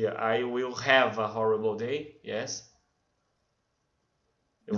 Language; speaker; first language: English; non-native, fluent; Portuguese